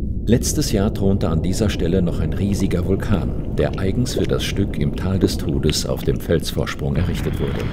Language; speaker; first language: German; native; German